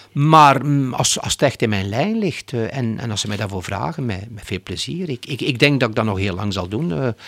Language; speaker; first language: Dutch; native; Dutch